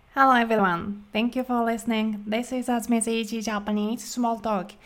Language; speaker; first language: English; non-native, fluent; Japanese